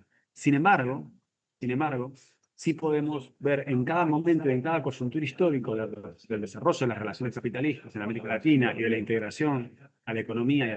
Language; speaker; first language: Spanish; native; Spanish